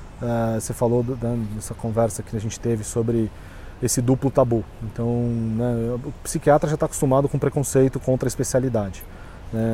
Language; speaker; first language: Portuguese; native; Portuguese